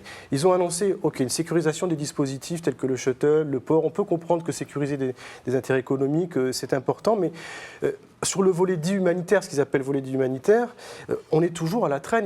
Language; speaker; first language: French; native; French